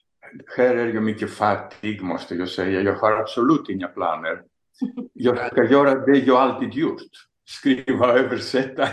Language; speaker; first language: Swedish; non-native, fluent; Greek